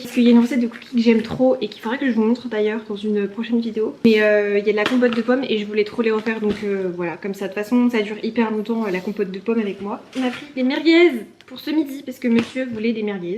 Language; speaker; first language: French; native; French